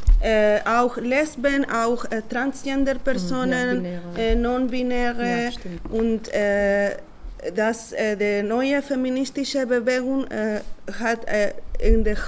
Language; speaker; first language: German; non-native, learner; Spanish